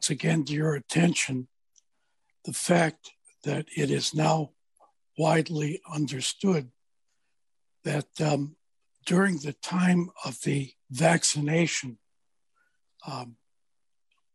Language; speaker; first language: English; native; English